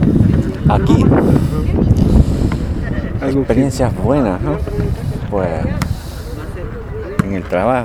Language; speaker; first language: Spanish; native; Spanish